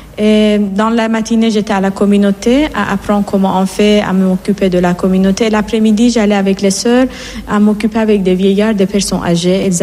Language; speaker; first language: French; non-native, fluent; Persian